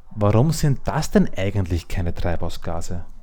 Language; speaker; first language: German; native; German